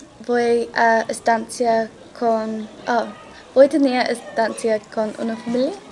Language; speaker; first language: Spanish; non-native, learner; English